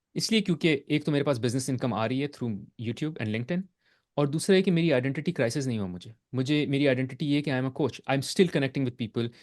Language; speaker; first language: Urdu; native; Urdu